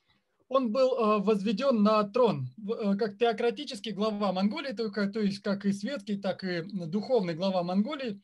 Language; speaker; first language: Russian; native; Russian